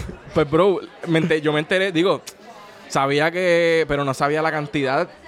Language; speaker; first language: Spanish; native; Spanish